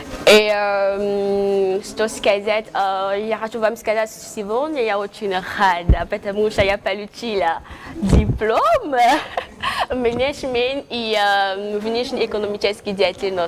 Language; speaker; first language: Russian; non-native, learner; French